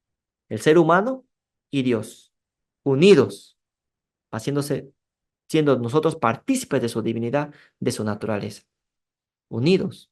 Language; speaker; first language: Spanish; native; Spanish